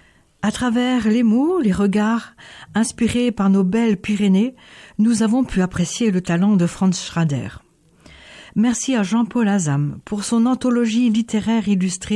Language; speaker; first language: French; native; French